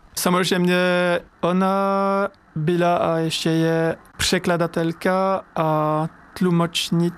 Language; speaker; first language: Czech; non-native, learner; French